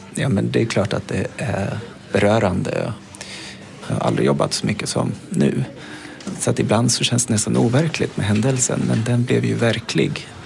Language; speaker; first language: Swedish; native; Swedish